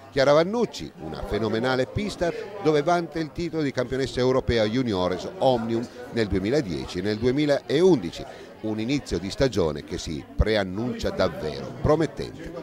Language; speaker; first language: Italian; native; Italian